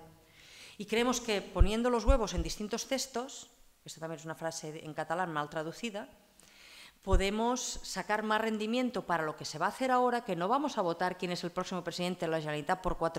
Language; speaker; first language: Spanish; non-native, local second language; Catalan